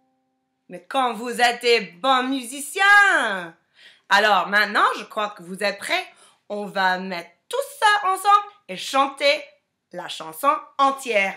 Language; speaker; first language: French; non-native, fluent; English